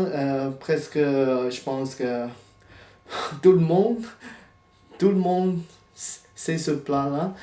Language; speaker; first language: French; non-native, fluent; Chinese